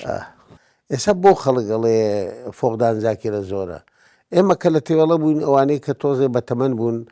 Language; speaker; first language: Central Kurdish; non-native, local second language; Gurani